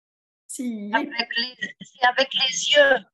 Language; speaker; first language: French; non-native, learner; German